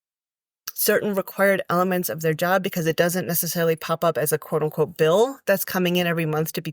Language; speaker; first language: English; native; English